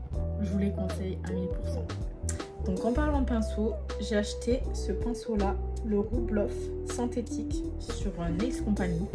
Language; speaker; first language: French; native; French